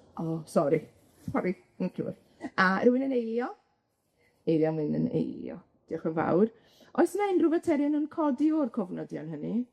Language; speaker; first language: Welsh; native; Welsh